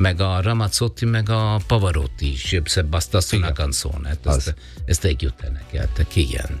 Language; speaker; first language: Hungarian; non-native, learner; Italian